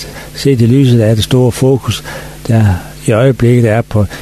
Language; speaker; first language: Danish; native; Danish